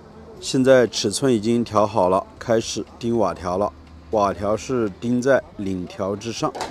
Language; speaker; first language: Chinese; native; Chinese